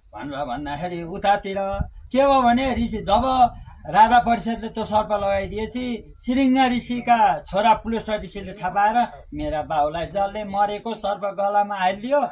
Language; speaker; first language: Nepali; native; Nepali